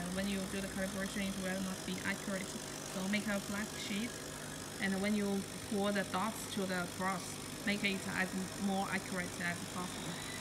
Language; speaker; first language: English; non-native, fluent; Chinese